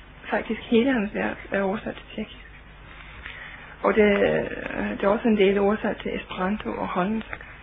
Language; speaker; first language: Danish; non-native, fluent; English